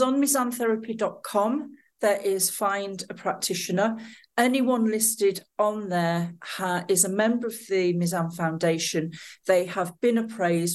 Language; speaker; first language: English; native; English